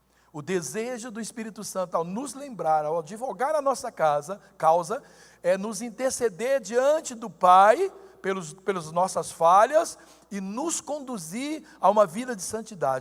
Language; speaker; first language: Portuguese; native; Portuguese